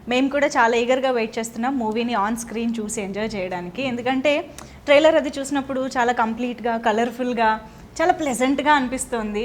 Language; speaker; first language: Telugu; native; Telugu